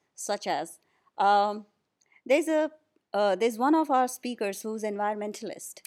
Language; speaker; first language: English; non-native, local second language; Hindi